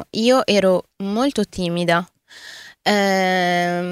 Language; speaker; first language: Italian; early bilingual, other home language; Spanish